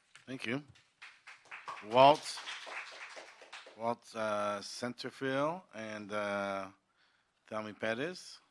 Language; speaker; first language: English; native; English